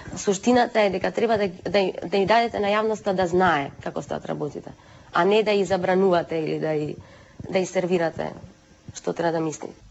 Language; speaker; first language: Macedonian; native; Macedonian